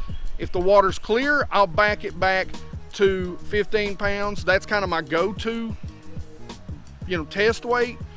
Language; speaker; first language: English; native; English